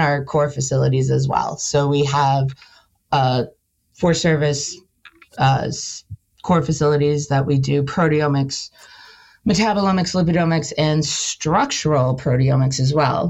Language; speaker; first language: English; native; English